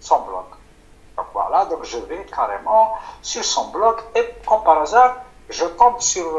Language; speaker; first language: French; non-native, local second language; Arabic